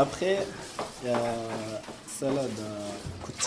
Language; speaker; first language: French; non-native, learner; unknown